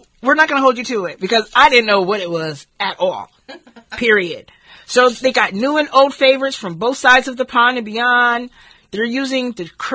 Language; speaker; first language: English; native; English